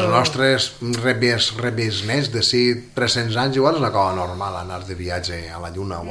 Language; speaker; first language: Catalan; native; Catalan